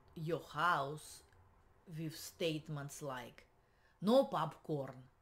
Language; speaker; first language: English; non-native, fluent; Russian